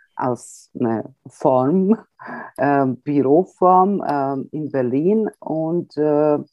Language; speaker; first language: German; early bilingual, heritage; Croatian